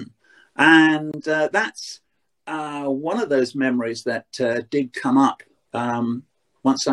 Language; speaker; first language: English; native; English